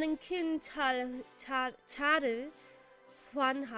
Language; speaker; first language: Korean; non-native, learner; English